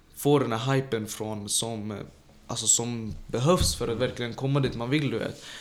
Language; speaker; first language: Swedish; early bilingual, other home language; Tajik